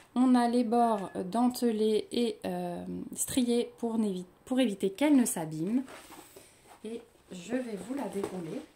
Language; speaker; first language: French; native; French